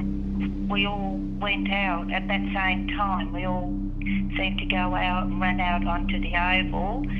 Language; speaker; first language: English; native; English